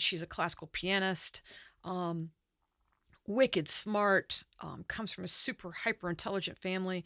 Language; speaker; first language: English; native; English